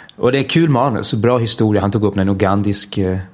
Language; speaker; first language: Swedish; early bilingual, heritage; Danish